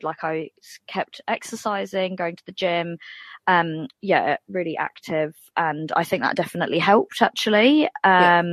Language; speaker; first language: English; native; English